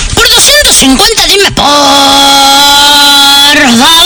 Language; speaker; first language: Spanish; native; Spanish